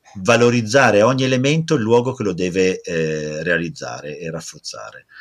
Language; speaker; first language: Italian; native; Italian